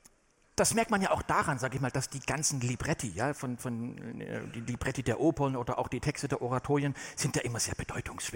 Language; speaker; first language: German; native; German